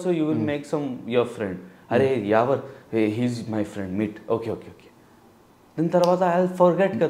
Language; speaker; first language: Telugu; non-native, learner; Hindi